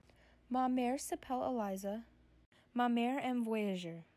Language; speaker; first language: French; non-native, learner; English